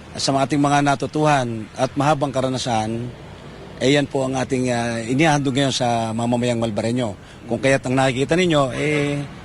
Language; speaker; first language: Filipino; native; Filipino